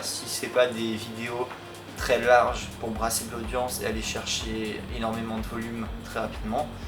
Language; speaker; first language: French; native; French